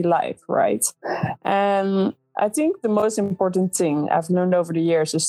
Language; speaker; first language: English; non-native, fluent; Dutch